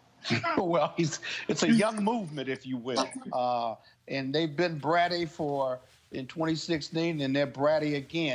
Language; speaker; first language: English; native; English